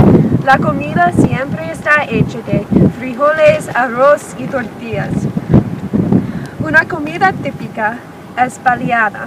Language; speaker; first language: Spanish; non-native, learner; English